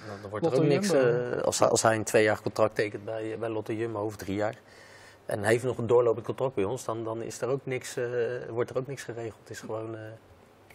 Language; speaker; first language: Dutch; native; Dutch